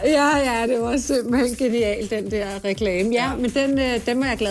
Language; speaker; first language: Danish; native; Danish